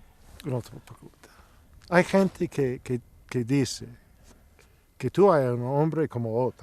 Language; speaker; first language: Spanish; non-native, learner; English